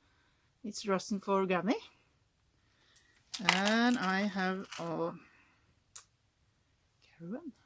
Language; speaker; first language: English; non-native, learner; Norwegian